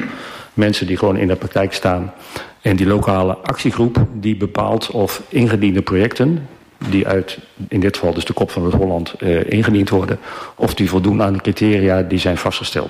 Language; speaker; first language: Dutch; native; Dutch